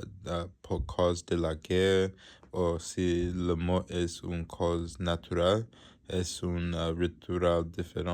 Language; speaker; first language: French; non-native, learner; English